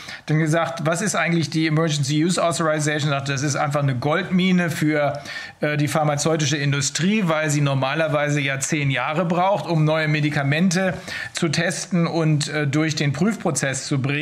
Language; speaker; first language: German; native; German